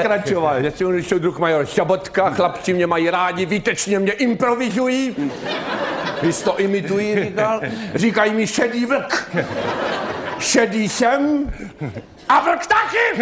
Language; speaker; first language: Czech; native; Czech